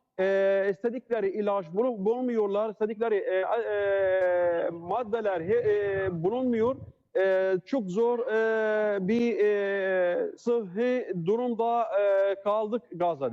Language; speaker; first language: Turkish; non-native, learner; Arabic